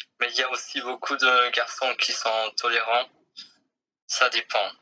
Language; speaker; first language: French; non-native, fluent; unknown